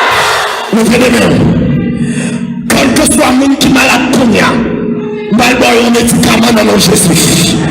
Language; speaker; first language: French; non-native, local second language; Haitian Creole